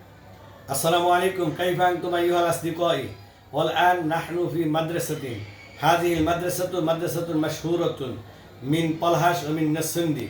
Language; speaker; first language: Arabic; non-native, learner; Bangla